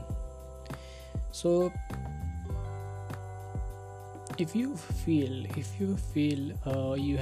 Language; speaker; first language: English; non-native, local second language; Hindi